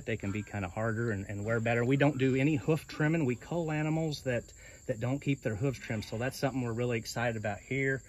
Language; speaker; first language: English; native; English